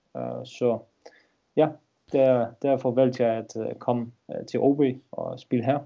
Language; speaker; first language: Danish; non-native, fluent; Dutch